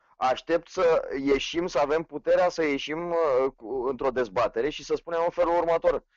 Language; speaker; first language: Romanian; native; Romanian